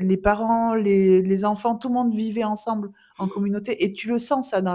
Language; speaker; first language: French; native; French